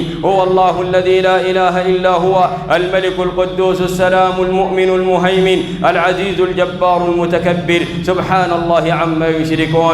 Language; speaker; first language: Arabic; native; Arabic